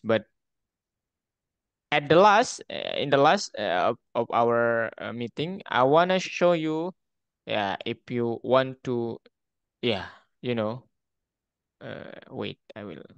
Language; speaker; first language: English; non-native, fluent; Indonesian